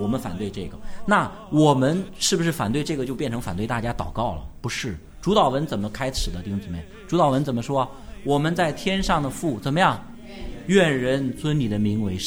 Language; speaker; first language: Chinese; native; Chinese